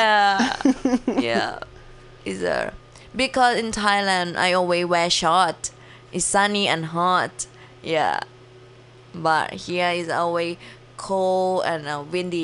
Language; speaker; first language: English; non-native, learner; Thai